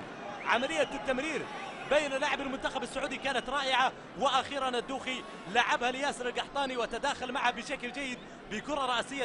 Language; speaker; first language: Arabic; native; Arabic